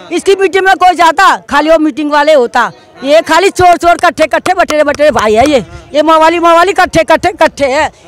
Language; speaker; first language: Hindi; non-native, local second language; Gujarati